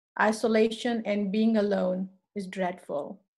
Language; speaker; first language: English; non-native, local second language; Urdu